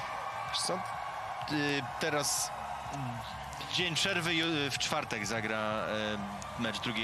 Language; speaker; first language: Polish; native; Polish